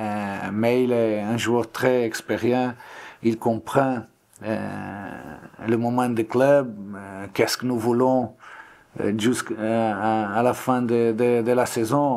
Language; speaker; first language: French; non-native, learner; Portuguese